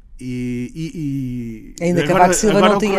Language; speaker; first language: Portuguese; native; Portuguese